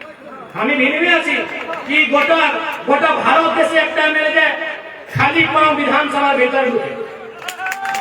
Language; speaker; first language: Bangla; non-native, local second language; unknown